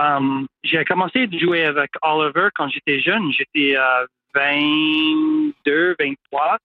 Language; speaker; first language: French; non-native, local second language; English